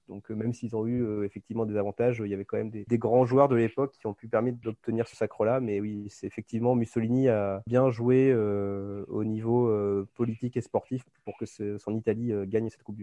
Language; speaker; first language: French; native; French